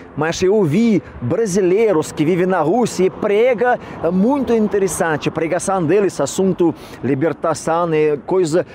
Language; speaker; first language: Portuguese; non-native, learner; Russian